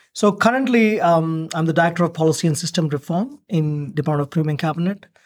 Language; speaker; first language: English; non-native, local second language; Telugu